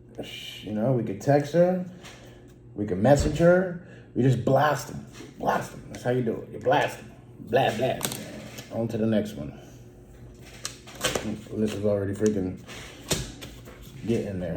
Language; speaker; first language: English; native; English